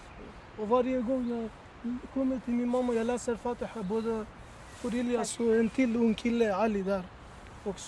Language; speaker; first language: Swedish; early bilingual, other home language; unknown